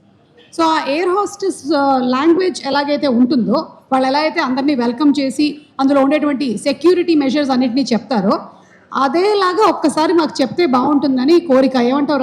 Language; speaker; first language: Telugu; native; Telugu